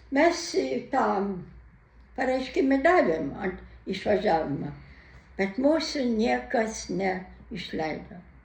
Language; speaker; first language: Lithuanian; non-native, local second language; German